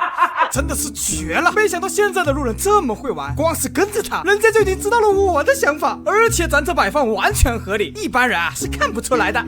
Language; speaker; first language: Chinese; native; Chinese